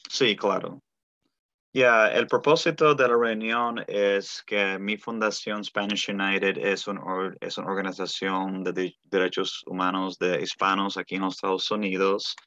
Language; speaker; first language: Spanish; early bilingual, heritage; Spanish